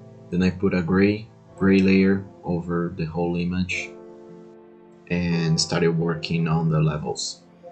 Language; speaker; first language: English; non-native, fluent; Portuguese